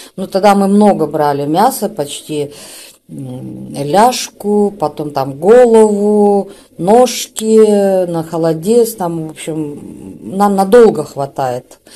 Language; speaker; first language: Russian; native; Russian